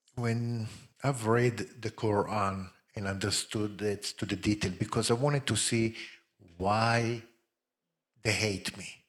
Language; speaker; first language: English; non-native, fluent; Hebrew